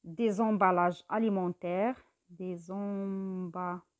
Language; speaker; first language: French; non-native, local second language; Arabic